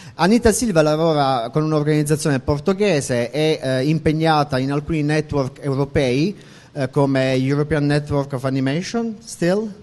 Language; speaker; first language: Italian; native; Italian